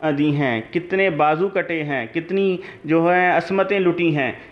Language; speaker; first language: Urdu; native; Urdu